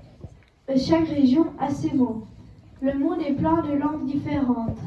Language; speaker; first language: French; non-native, learner; Czech